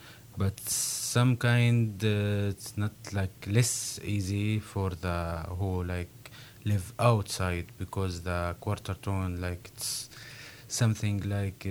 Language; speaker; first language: English; non-native, learner; Arabic